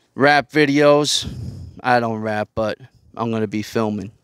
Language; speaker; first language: English; native; English